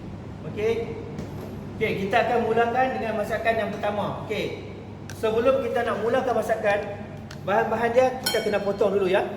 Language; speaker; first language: Malay; native; Malay